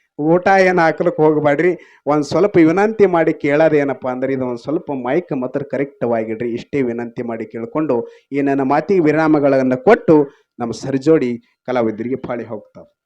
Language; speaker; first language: Kannada; native; Kannada